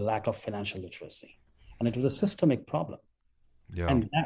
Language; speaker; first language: English; non-native, local second language; Bangla